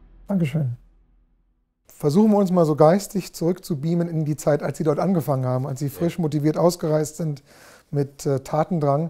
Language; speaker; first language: German; native; German